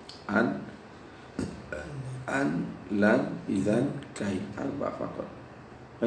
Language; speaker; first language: Arabic; non-native, fluent; Indonesian